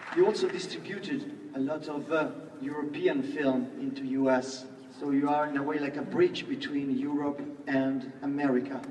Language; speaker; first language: English; non-native, fluent; Italian